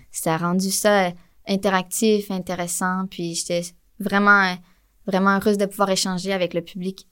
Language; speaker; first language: French; native; French